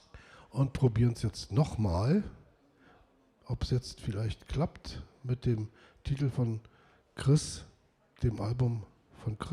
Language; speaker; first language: German; native; German